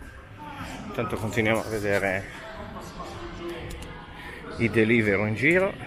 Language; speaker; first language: Italian; native; Italian